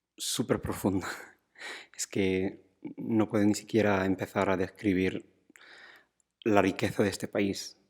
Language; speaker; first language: Spanish; non-native, fluent; English